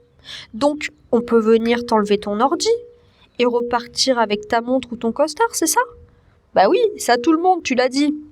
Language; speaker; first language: French; native; French